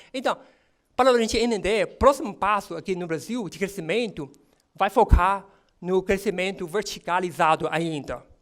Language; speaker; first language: Portuguese; non-native, fluent; Chinese